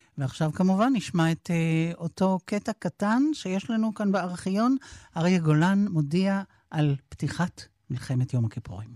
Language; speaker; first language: Hebrew; native; Hebrew